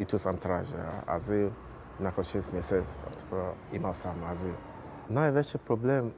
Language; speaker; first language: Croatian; non-native, learner; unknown